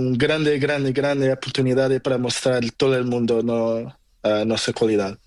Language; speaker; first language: Spanish; non-native, learner; Portuguese